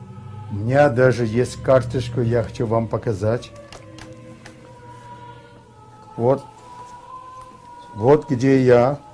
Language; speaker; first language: Russian; early bilingual, heritage; Russian